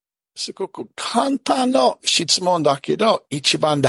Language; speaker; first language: Japanese; non-native, fluent; English